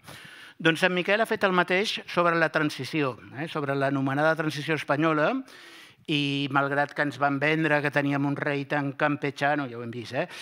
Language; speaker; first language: Catalan; native; Catalan